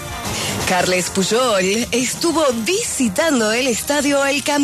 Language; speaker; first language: Spanish; native; Spanish